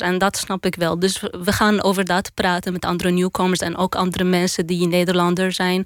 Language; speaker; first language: Dutch; non-native, learner; Arabic